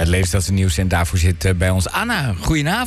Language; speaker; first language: Dutch; native; Dutch